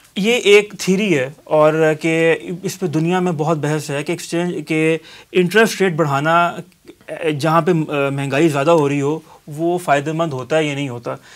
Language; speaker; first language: Urdu; native; Urdu